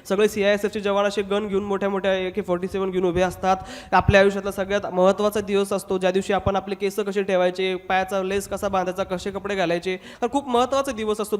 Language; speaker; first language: Marathi; non-native, local second language; Hindi